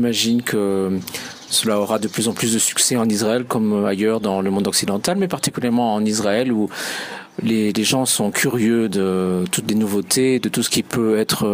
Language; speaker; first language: French; native; French